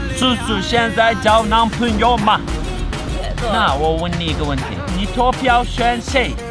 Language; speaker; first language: Chinese; non-native, fluent; Turkish